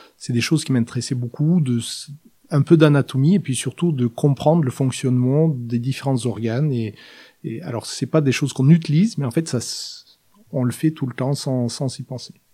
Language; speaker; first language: French; non-native, fluent; Norwegian